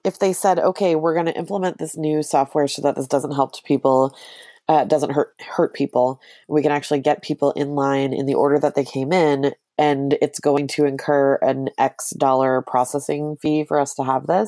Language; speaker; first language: English; native; English